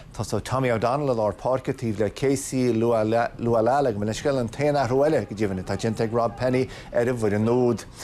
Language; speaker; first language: Irish; native; Irish